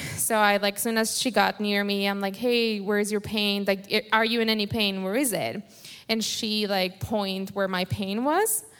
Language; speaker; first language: English; non-native, fluent; Spanish